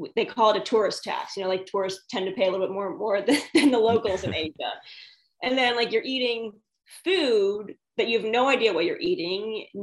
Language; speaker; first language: English; native; English